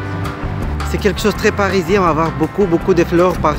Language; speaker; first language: French; non-native, fluent; Russian